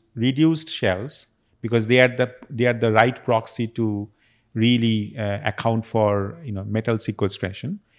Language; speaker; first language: English; non-native, local second language; Bangla